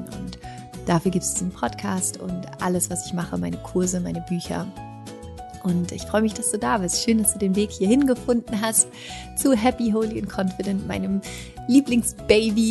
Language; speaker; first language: German; native; German